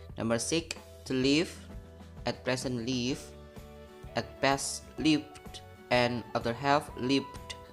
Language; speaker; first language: English; non-native, fluent; Indonesian